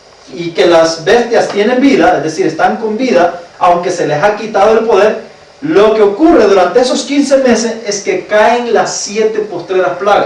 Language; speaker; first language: Spanish; native; Spanish